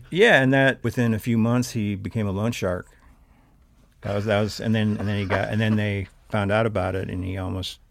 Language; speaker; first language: English; native; English